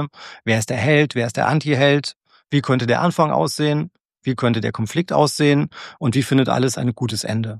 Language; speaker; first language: German; native; German